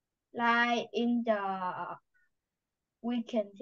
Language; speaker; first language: English; non-native, learner; Vietnamese